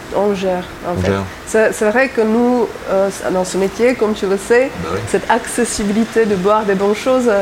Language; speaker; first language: French; non-native, fluent; Czech